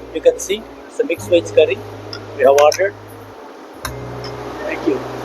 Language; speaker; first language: English; non-native, local second language; Telugu